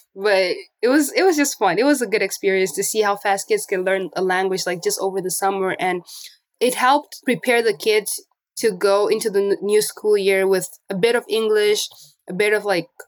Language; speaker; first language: English; non-native, local second language; Portuguese